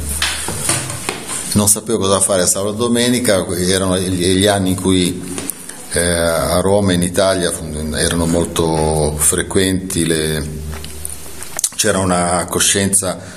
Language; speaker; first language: Italian; native; Italian